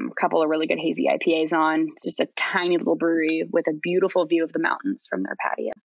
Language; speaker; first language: English; native; English